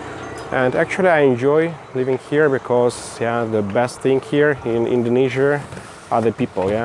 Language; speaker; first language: English; non-native, fluent; Russian